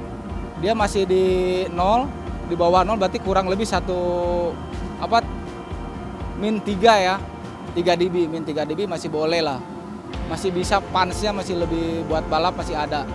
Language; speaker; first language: Indonesian; native; Indonesian